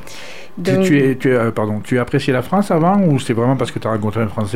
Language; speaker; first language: French; native; French